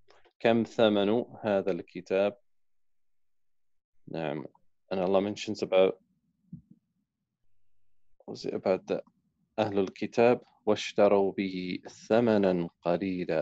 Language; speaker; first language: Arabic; non-native, fluent; English